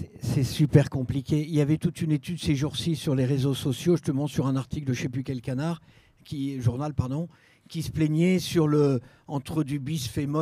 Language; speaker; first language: French; native; French